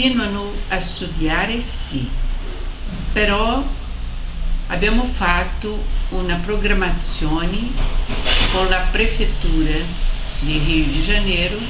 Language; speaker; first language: Italian; non-native, fluent; Portuguese